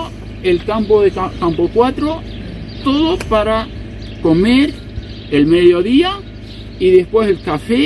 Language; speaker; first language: Spanish; non-native, local second language; Plautdietsch